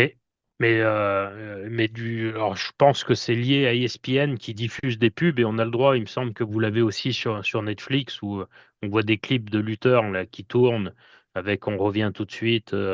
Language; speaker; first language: French; native; French